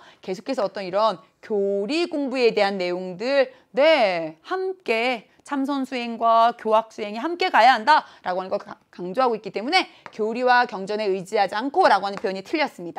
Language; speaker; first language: Korean; native; Korean